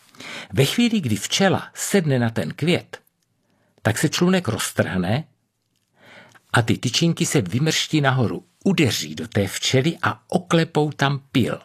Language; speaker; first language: Czech; native; Czech